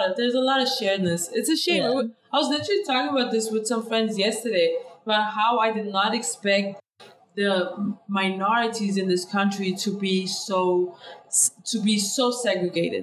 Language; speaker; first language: English; non-native, fluent; Danish